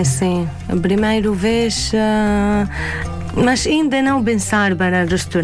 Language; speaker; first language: Portuguese; non-native, learner; Arabic